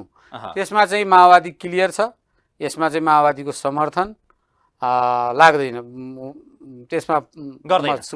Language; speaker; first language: Nepali; native; Nepali